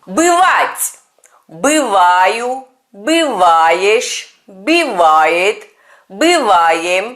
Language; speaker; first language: Russian; non-native, fluent; Turkish